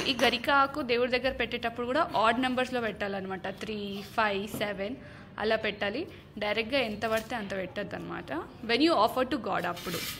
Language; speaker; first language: Telugu; non-native, local second language; Marathi